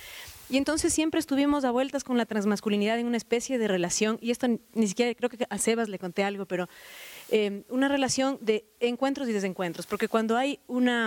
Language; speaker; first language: Spanish; native; Spanish